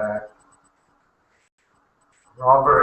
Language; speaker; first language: English; non-native, learner; Portuguese